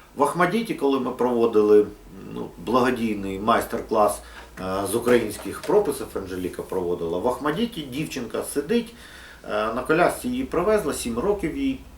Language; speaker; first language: Ukrainian; non-native, local second language; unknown